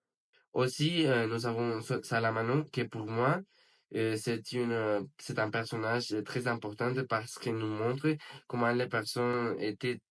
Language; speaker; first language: French; non-native, learner; Spanish